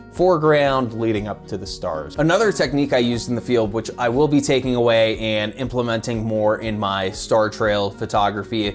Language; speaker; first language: English; native; English